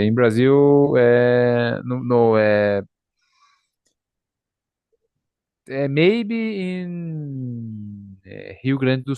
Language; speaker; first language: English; non-native, learner; Portuguese